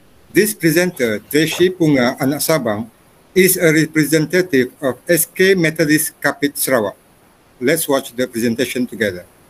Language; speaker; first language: English; non-native, local second language; Malay